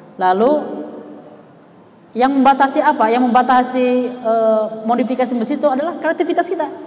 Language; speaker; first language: Indonesian; native; Indonesian